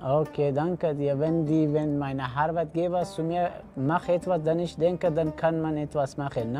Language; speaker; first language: German; non-native, learner; Persian